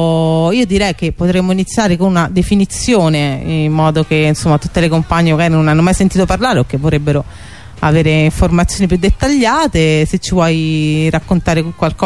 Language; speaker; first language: Italian; native; Italian